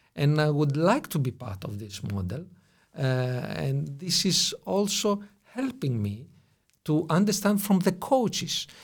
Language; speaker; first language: English; non-native, fluent; Greek